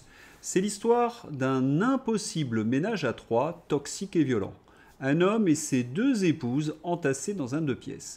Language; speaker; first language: French; native; French